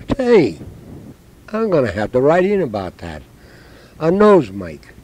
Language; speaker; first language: English; native; English